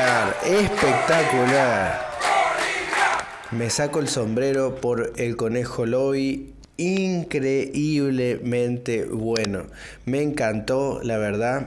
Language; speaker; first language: Spanish; native; Spanish